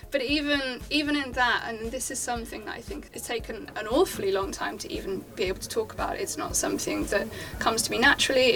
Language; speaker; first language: English; native; English